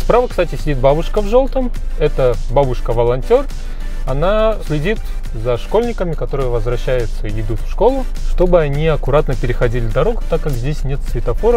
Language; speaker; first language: Russian; native; Russian